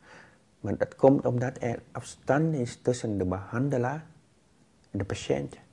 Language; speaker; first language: Dutch; non-native, fluent; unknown